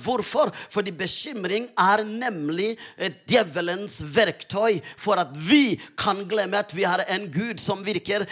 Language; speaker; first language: Norwegian; non-native, fluent; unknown